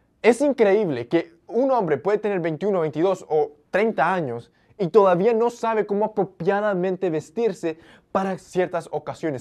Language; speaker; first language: Spanish; early bilingual, heritage; Spanish